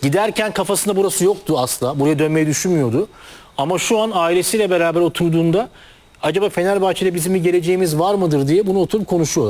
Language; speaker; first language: Turkish; native; Turkish